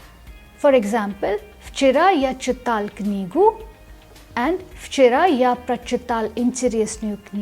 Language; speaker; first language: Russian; non-native, fluent; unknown